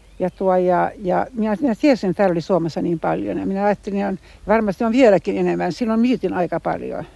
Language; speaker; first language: Finnish; non-native, local second language; Swedish